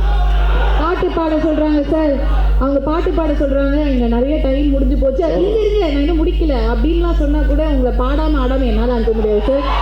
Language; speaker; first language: Tamil; native; Tamil